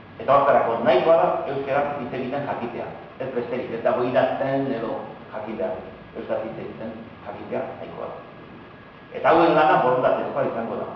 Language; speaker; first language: Basque; native; Basque